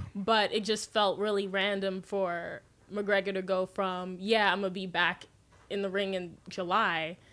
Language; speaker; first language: English; native; English